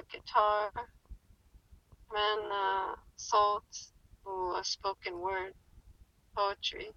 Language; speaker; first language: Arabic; early bilingual, heritage; English